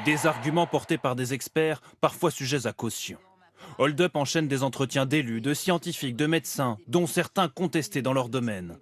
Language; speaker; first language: French; native; French